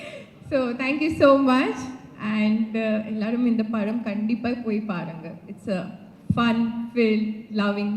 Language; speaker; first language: Tamil; early bilingual, heritage; Tamil